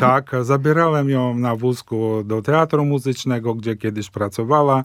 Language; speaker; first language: Polish; non-native, fluent; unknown